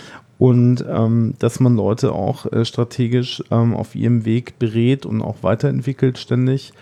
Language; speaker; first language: German; native; German